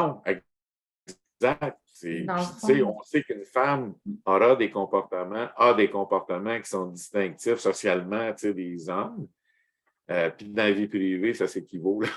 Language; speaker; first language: French; native; French